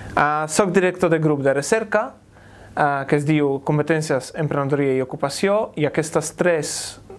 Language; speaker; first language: Catalan; non-native, fluent; Polish